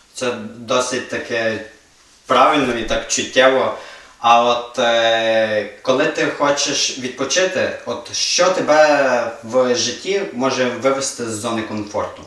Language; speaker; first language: Ukrainian; native; Ukrainian